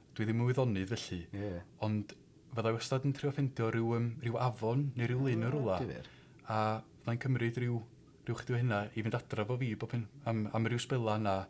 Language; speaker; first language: Welsh; native; Welsh